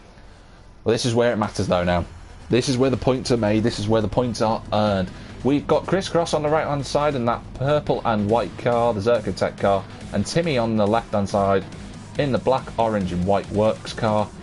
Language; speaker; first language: English; native; English